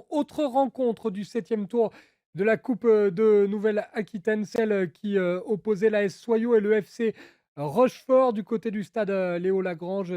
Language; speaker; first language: French; native; French